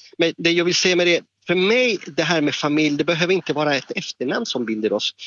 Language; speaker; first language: Swedish; non-native, fluent; Spanish